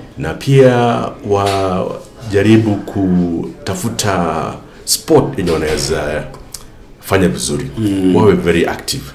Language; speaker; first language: Swahili; non-native, local second language; Kalenjin